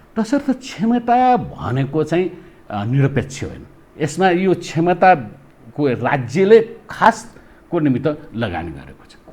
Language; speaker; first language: Nepali; non-native, local second language; Newari